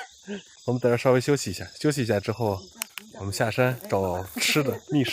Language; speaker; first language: Chinese; native; Chinese